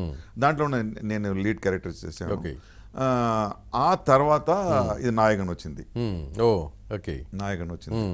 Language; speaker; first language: Telugu; non-native, local second language; Tamil